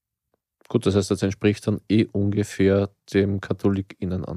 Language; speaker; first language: German; native; German